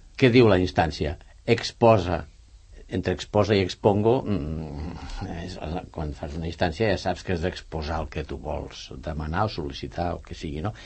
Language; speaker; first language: Catalan; native; Catalan